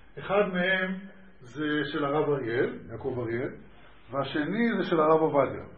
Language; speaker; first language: Hebrew; native; Hebrew